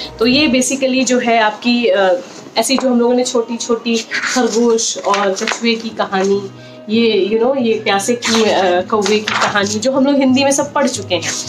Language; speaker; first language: Hindi; native; Hindi